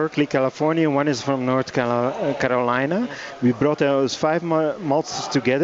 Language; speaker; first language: English; non-native, fluent; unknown